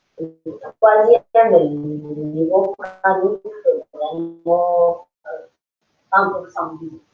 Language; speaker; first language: French; non-native, learner; English